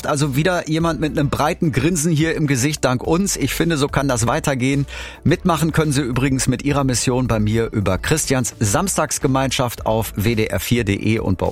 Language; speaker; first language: German; native; German